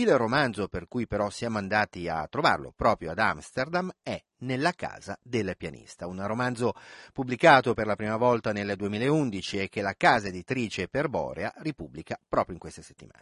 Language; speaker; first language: Italian; native; Italian